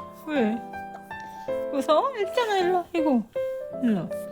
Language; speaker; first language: Korean; native; Korean